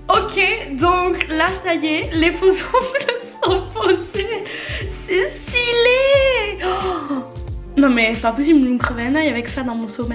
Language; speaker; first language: French; native; French